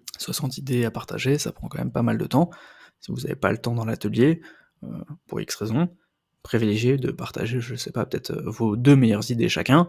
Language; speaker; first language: French; native; French